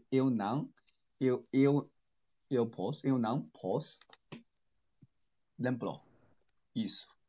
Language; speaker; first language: Portuguese; non-native, learner; Chinese